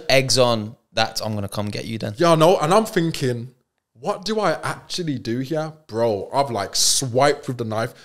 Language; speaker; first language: English; native; English